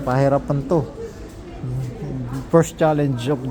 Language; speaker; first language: English; non-native, learner; Filipino